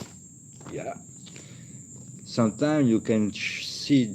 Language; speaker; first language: English; non-native, learner; French